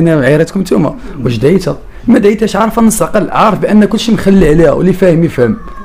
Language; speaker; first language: Arabic; native; Arabic